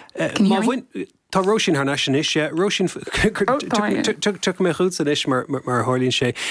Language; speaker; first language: Irish; native; Irish